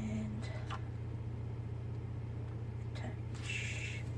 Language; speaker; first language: English; native; English